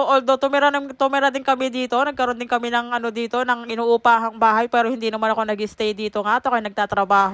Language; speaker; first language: Filipino; native; Filipino